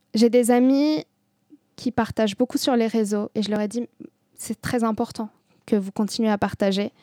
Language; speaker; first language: French; non-native, local second language; Arabic